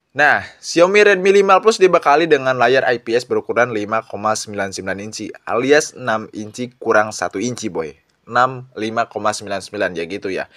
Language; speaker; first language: Indonesian; non-native, local second language; Sundanese